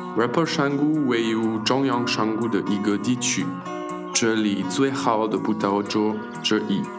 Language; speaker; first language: Chinese; non-native, learner; French